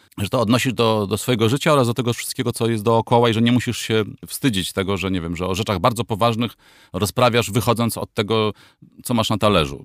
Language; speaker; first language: Polish; native; Polish